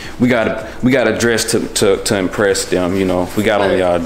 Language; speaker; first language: English; native; English